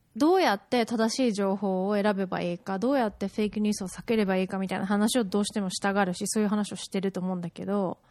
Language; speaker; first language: Japanese; early bilingual, heritage; Japanese